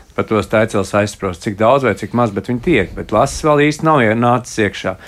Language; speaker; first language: Latvian; native; Latvian